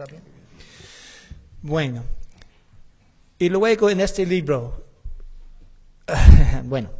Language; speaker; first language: Spanish; non-native, learner; English